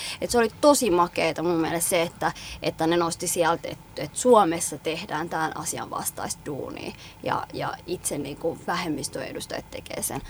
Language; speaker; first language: Finnish; early bilingual, other home language; Somali